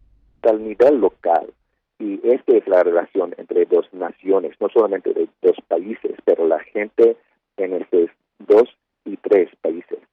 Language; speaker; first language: Spanish; early bilingual, heritage; Spanish